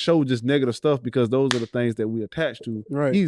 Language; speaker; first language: English; native; English